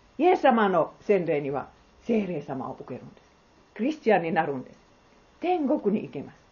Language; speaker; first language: Japanese; non-native, fluent; Finnish